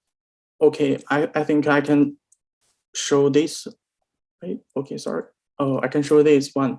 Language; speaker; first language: English; non-native, learner; Chinese